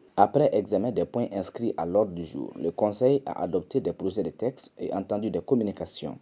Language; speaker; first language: French; non-native, local second language; Bambara